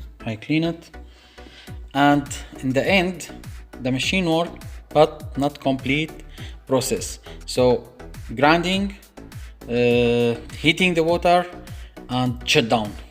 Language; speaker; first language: English; non-native, fluent; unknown